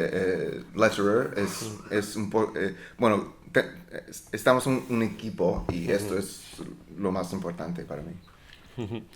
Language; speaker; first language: Spanish; non-native, learner; English